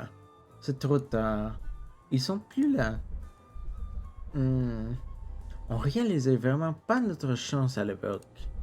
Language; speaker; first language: French; non-native, local second language; English